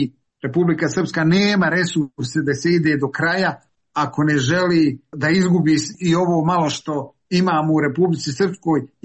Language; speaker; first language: Serbian; native; Serbian